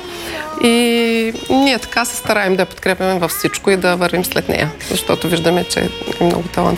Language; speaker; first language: Bulgarian; native; Bulgarian